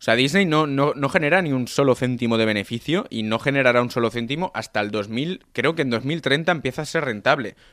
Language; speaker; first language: Spanish; non-native, local second language; Catalan